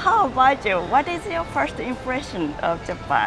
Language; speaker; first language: English; non-native, learner; Japanese